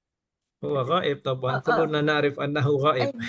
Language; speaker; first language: Arabic; non-native, fluent; Malay